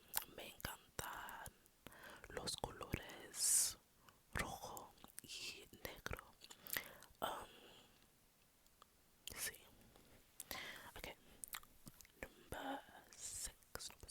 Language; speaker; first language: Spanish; non-native, learner; English